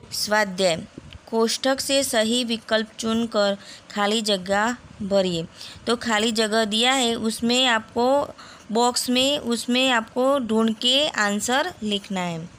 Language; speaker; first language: Hindi; non-native, local second language; Gujarati